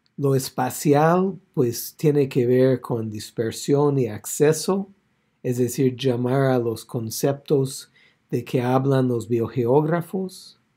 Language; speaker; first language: Spanish; non-native, fluent; English